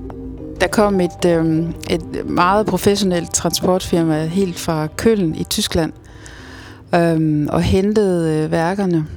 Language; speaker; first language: Danish; native; Danish